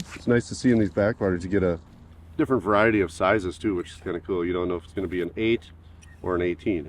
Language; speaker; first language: English; native; English